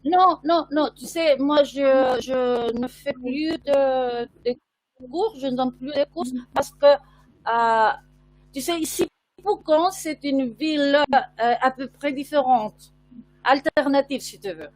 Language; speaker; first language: French; non-native, fluent; Spanish